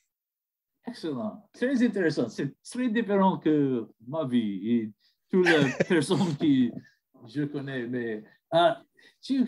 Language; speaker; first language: French; non-native, learner; English